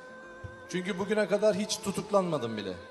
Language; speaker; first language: Turkish; native; Turkish